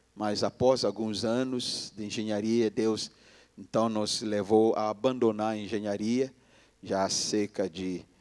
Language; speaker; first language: Portuguese; non-native, fluent; English